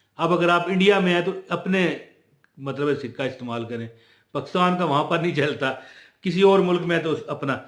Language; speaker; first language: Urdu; non-native, local second language; Punjabi